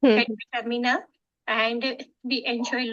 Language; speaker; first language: English; non-native, learner; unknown